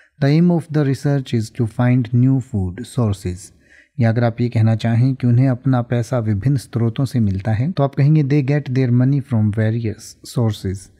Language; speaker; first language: Hindi; native; Hindi